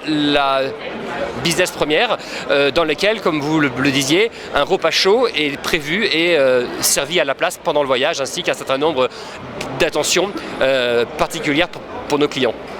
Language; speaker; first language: French; native; French